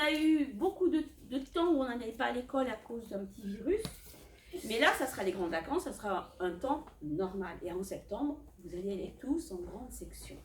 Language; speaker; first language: French; native; French